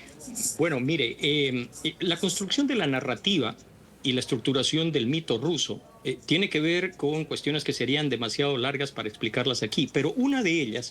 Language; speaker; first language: Spanish; native; Spanish